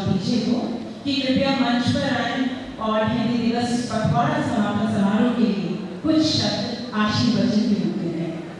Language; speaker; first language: Hindi; native; Hindi